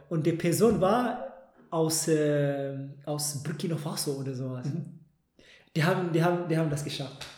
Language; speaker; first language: German; non-native, fluent; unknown